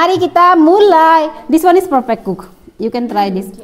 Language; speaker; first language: English; non-native, learner; Indonesian